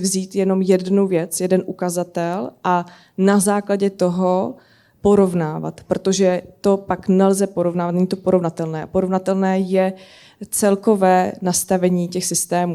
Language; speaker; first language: Czech; native; Czech